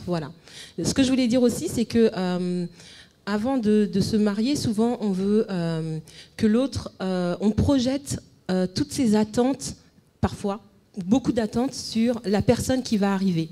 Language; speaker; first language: French; native; French